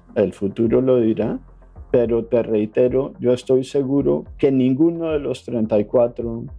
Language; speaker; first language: Spanish; native; Spanish